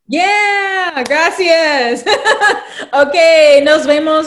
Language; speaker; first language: Spanish; non-native, learner; English